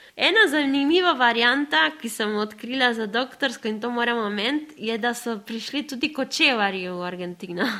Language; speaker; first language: Slovenian; early bilingual, other home language; Spanish